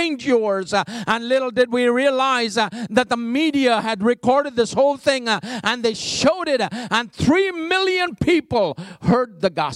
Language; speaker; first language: English; non-native, local second language; Bangla